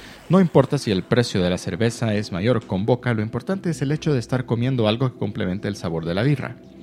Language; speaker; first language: Spanish; native; Spanish